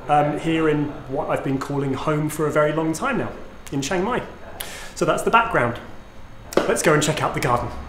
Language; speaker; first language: English; early bilingual, heritage; English